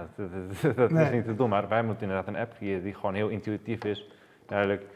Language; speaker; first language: Dutch; native; Dutch